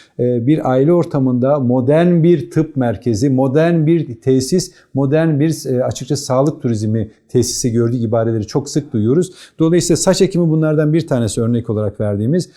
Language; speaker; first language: Turkish; native; Turkish